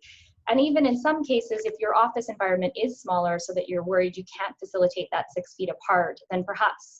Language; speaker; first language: English; native; English